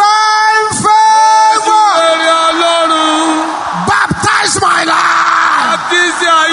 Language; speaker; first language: English; non-native, local second language; Yoruba